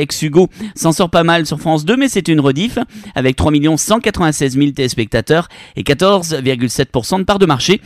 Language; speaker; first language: French; native; French